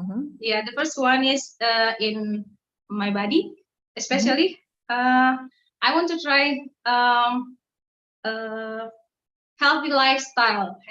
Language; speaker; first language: English; non-native, learner; Indonesian